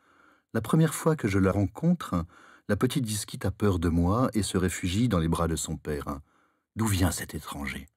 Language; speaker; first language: French; native; French